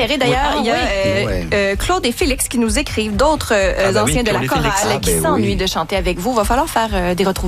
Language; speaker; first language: French; native; French